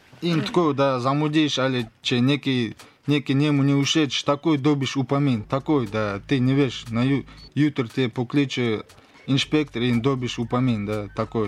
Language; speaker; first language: Slovenian; non-native, learner; Russian